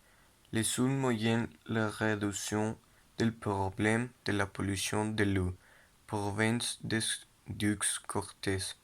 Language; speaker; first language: French; non-native, learner; Spanish